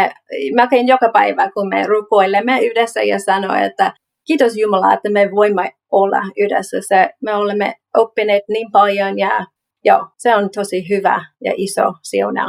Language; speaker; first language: Finnish; non-native, learner; English